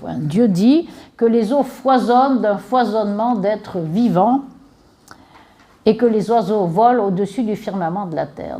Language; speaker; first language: French; native; French